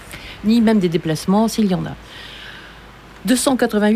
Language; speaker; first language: French; native; French